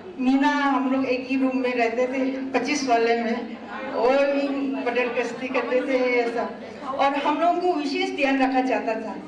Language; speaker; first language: Hindi; non-native, local second language; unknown